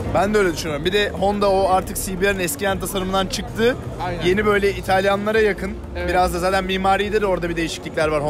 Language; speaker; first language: Turkish; native; Turkish